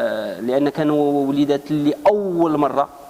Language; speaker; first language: Arabic; native; Arabic